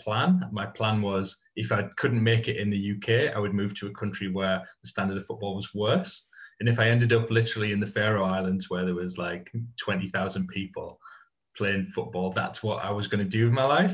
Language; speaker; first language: English; native; English